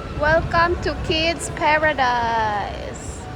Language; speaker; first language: English; non-native, local second language; Filipino